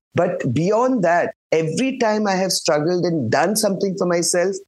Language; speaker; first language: English; non-native, local second language; Malayalam